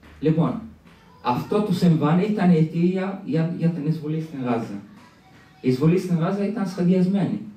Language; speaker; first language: Greek; early bilingual, other home language; Arabic